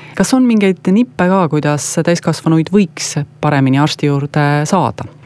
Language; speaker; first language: Estonian; native; Estonian